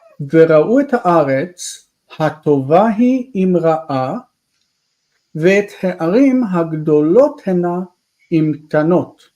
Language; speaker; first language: Hebrew; non-native, fluent; English